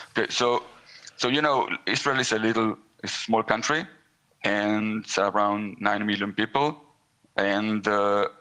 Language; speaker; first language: English; non-native, fluent; Hebrew